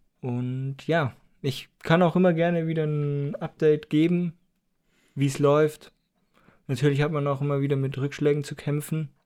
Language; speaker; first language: German; native; German